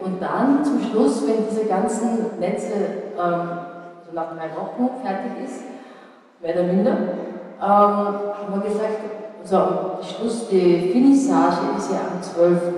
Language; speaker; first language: German; non-native, fluent; Japanese